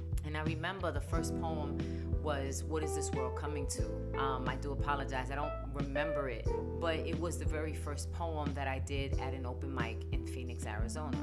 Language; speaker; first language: English; native; English